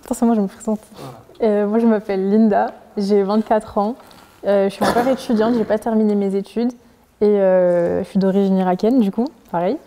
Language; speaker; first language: French; early bilingual, other home language; Arabic